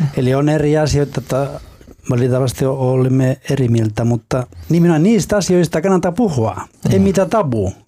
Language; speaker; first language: Finnish; non-native, fluent; Spanish